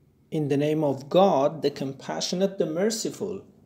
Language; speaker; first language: English; non-native, fluent; Persian